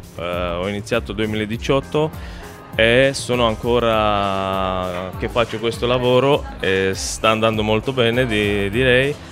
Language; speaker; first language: Italian; non-native, fluent; Romanian